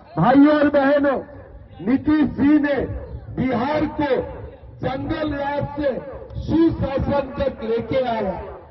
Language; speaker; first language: Hindi; non-native, local second language; Assamese